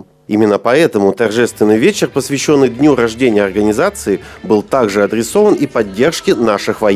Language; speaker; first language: Russian; native; Russian